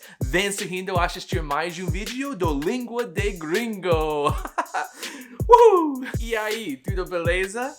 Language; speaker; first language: Portuguese; non-native, learner; English